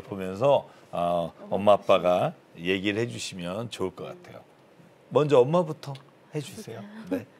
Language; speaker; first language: Korean; native; Korean